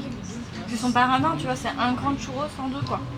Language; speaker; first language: French; native; French